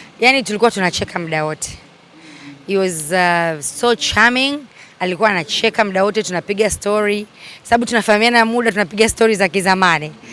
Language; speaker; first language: Swahili; native; Swahili